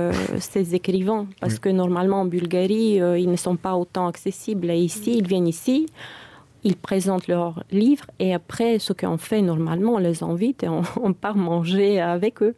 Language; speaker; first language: French; non-native, fluent; Bulgarian